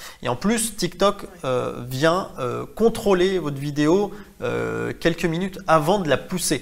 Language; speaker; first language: French; native; French